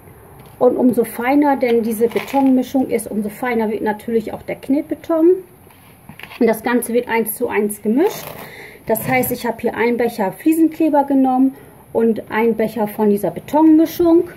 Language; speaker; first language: German; native; German